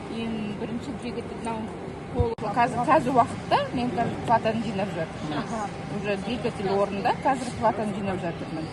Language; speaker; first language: Kazakh; non-native, local second language; Russian